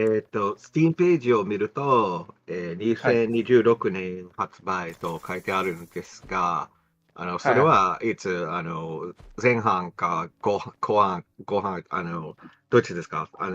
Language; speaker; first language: Japanese; non-native, fluent; English